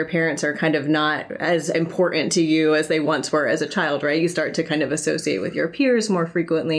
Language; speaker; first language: English; native; English